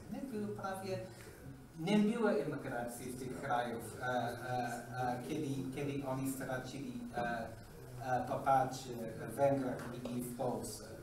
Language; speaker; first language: Polish; non-native, learner; English